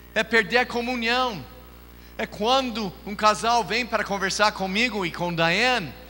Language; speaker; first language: Portuguese; non-native, fluent; English